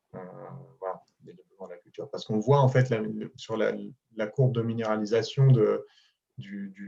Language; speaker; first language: French; native; French